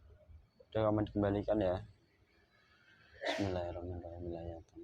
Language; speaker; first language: Indonesian; native; Indonesian